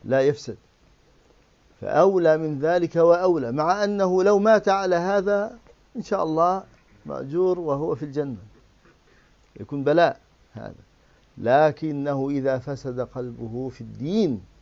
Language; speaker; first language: Arabic; native; Arabic